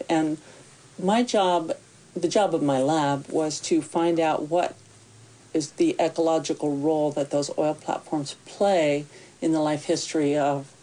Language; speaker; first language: English; native; English